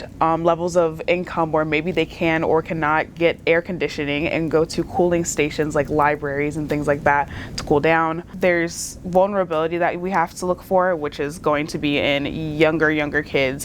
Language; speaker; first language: English; native; English